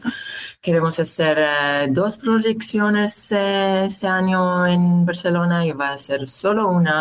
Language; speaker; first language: Spanish; non-native, learner; Hebrew